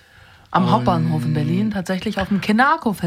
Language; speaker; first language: German; native; German